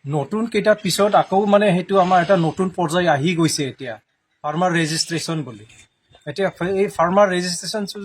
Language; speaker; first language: Assamese; non-native, local second language; Bangla